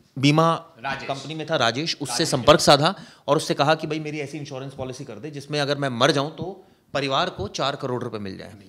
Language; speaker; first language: Hindi; native; Hindi